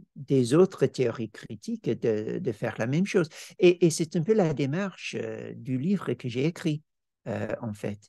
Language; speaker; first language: French; non-native, fluent; English